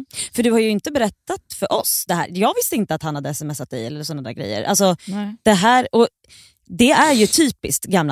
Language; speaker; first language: Swedish; native; Swedish